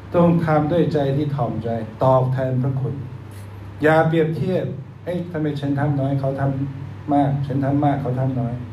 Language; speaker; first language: Thai; non-native, fluent; Chinese